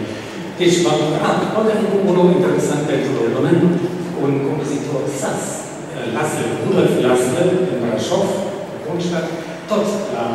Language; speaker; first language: Romanian; non-native, fluent; German